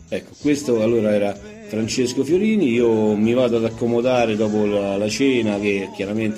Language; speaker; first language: Italian; native; Italian